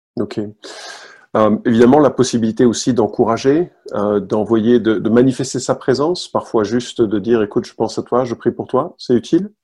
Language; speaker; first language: French; native; French